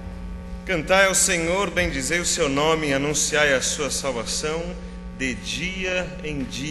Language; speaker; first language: Portuguese; native; Portuguese